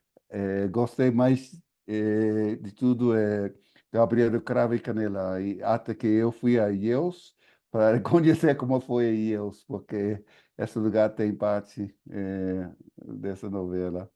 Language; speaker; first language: Portuguese; non-native, fluent; English